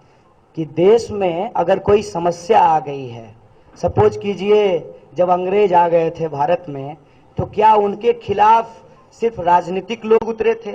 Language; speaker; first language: Hindi; native; Hindi